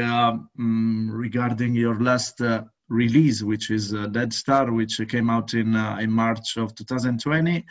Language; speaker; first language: English; non-native, fluent; Italian